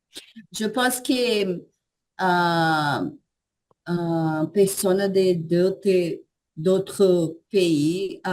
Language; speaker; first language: French; non-native, learner; Portuguese